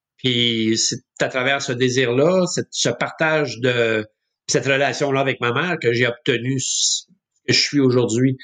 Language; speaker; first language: French; native; French